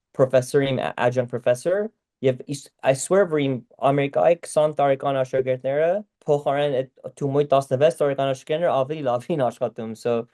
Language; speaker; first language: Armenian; early bilingual, heritage; Armenian